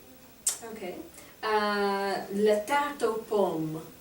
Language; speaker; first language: French; non-native, fluent; English